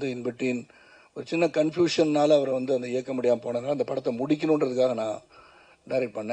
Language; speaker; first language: Tamil; native; Tamil